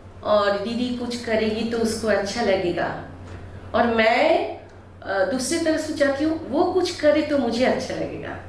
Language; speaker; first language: Hindi; non-native, local second language; Bangla